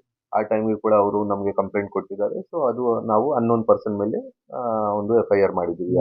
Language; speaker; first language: Kannada; non-native, fluent; Hindi